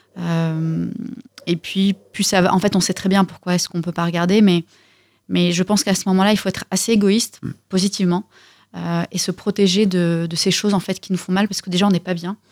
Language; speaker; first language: French; early bilingual, other home language; Russian